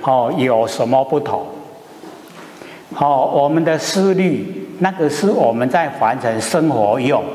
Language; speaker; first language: Chinese; native; Chinese